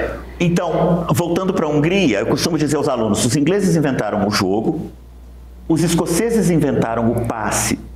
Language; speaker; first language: Portuguese; native; Portuguese